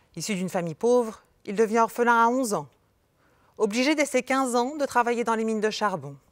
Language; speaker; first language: French; native; French